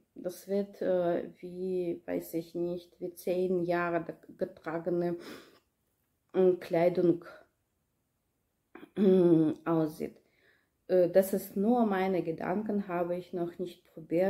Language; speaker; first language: German; non-native, learner; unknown